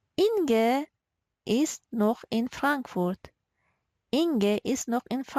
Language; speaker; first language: German; non-native, fluent; Persian